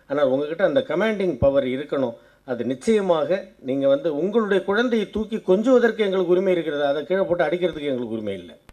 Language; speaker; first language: Tamil; native; Tamil